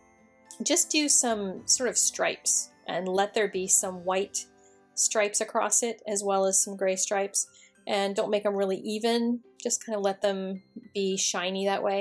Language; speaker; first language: English; native; English